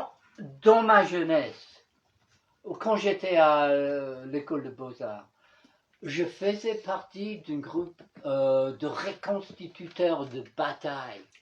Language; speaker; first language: French; non-native, fluent; English